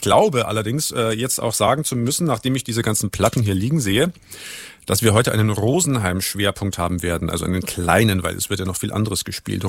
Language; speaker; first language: German; native; German